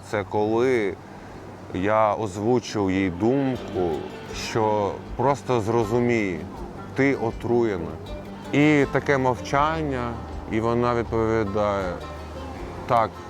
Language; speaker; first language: Ukrainian; native; Ukrainian